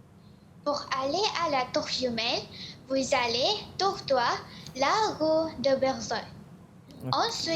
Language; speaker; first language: French; non-native, learner; Malay